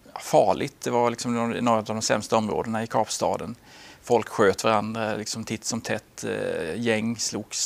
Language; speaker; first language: Swedish; native; Swedish